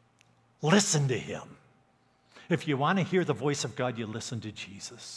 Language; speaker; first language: English; native; English